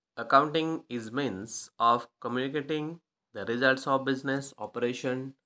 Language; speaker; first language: English; non-native, local second language; Marathi